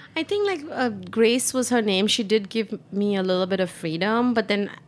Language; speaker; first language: English; non-native, local second language; Hindi